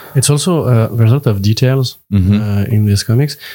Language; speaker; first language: English; non-native, fluent; French